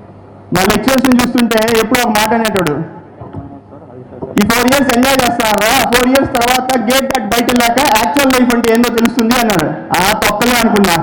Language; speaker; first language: Telugu; native; Telugu